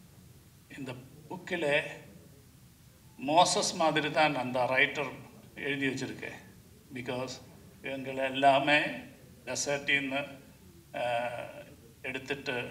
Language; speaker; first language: Tamil; non-native, learner; Malayalam